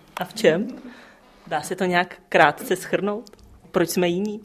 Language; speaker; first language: Czech; native; Czech